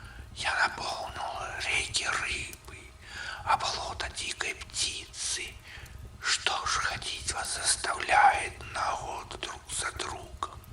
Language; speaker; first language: Russian; native; Russian